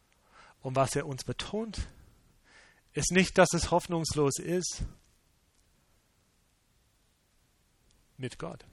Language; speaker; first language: German; non-native, fluent; English